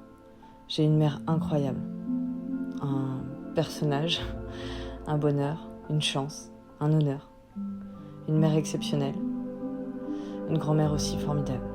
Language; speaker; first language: French; native; French